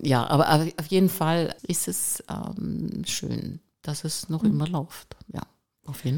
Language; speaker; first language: German; native; German